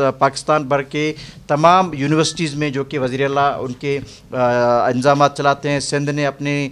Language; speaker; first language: Urdu; non-native, local second language; Baluchi